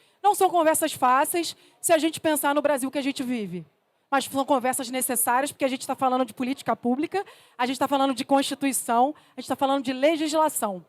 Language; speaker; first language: Portuguese; native; Portuguese